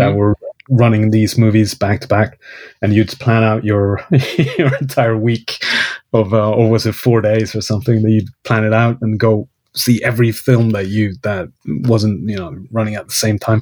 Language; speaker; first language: English; non-native, fluent; Swedish